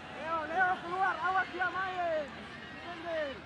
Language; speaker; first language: Indonesian; non-native, learner; Spanish